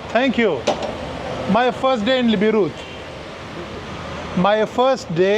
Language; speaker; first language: English; non-native, learner; Urdu